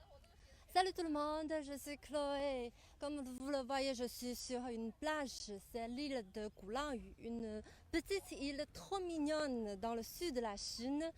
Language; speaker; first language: French; non-native, fluent; Chinese